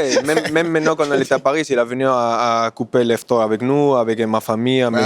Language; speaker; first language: French; non-native, fluent; Spanish